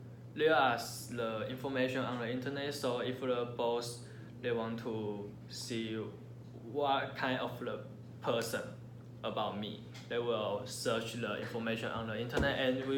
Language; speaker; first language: English; non-native, learner; Chinese